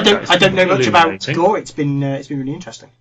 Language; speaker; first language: English; native; English